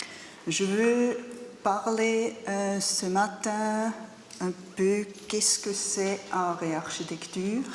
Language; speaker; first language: French; non-native, learner; German